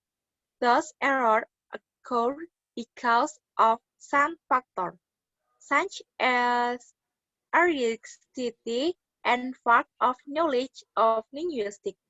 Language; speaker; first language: English; non-native, learner; Indonesian